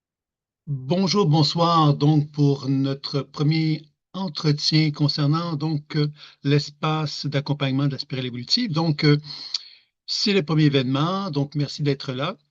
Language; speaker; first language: French; native; French